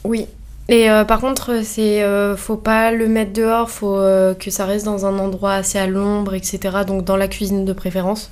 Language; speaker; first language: French; native; French